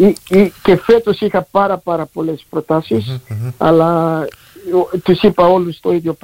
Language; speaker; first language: Greek; early bilingual, heritage; Greek